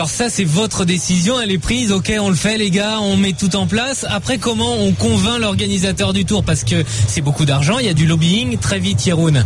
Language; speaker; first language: French; native; French